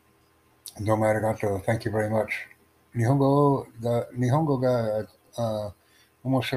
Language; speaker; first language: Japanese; non-native, learner; English